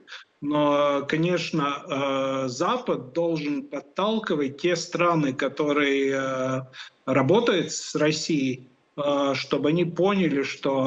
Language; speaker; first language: Russian; non-native, local second language; Latvian